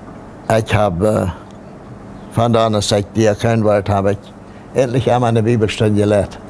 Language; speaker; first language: German; non-native, local second language; Plautdietsch